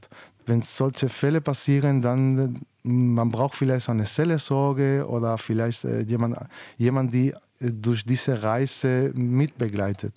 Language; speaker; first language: German; non-native, fluent; Spanish